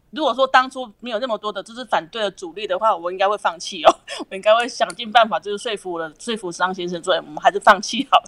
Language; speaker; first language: Chinese; native; Chinese